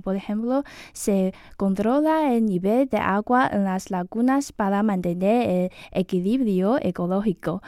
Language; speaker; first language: Spanish; non-native, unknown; Chinese